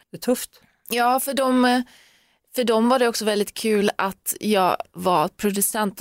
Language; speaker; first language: Swedish; early bilingual, other home language; Persian